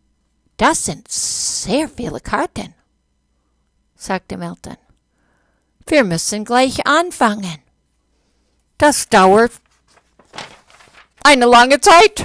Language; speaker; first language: German; non-native, fluent; English